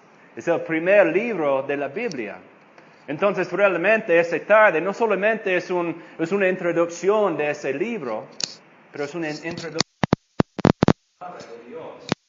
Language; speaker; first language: Spanish; non-native, fluent; English